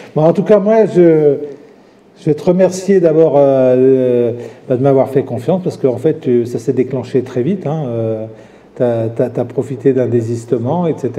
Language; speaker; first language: French; native; French